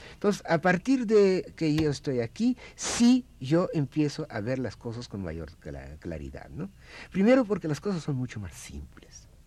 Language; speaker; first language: Spanish; non-native, fluent; Russian